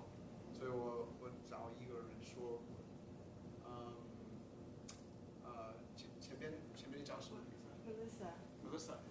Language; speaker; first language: Chinese; early bilingual, heritage; Chinese